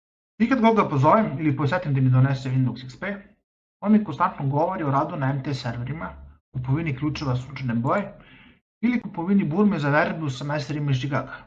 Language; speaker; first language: Bosnian; native; Bosnian